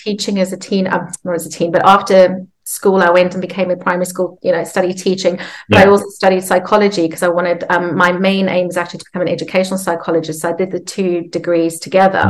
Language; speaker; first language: English; native; English